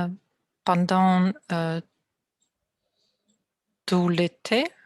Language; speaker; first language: French; non-native, learner; Russian